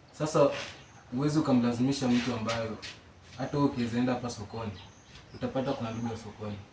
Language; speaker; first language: Swahili; non-native, local second language; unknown